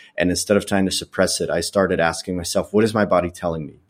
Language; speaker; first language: English; non-native, fluent; Dutch